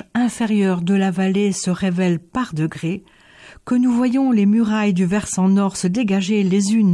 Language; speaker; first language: French; native; French